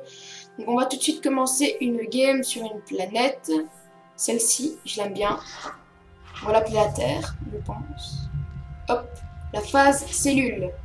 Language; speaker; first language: French; native; French